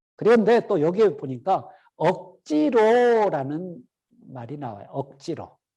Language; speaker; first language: Korean; native; Korean